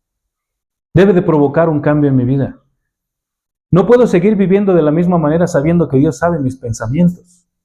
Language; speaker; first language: Spanish; native; Spanish